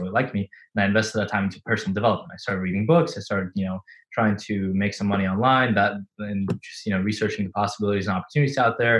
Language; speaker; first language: English; non-native, fluent; Russian